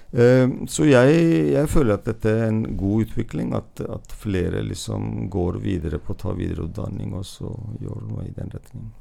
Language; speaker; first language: Norwegian; non-native, fluent; Hindi